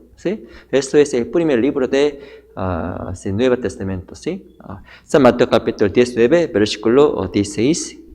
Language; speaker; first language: Spanish; non-native, fluent; Korean